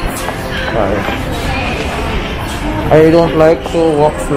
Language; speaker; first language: English; non-native, local second language; Filipino